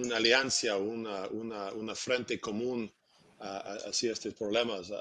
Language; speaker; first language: Spanish; non-native, fluent; English